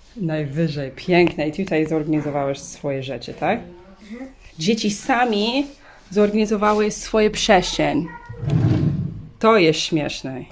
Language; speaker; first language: Polish; non-native, learner; English